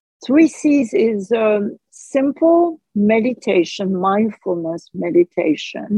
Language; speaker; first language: English; non-native, fluent; French